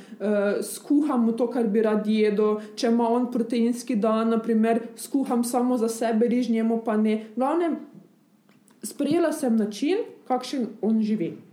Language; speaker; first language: Slovenian; early bilingual, other home language; Bosnian